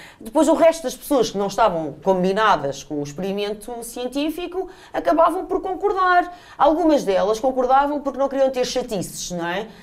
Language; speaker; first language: Portuguese; native; Portuguese